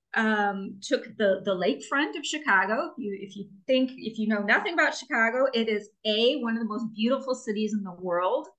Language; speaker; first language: English; native; English